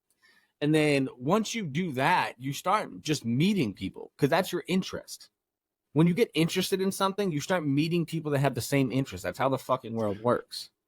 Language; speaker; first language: English; native; English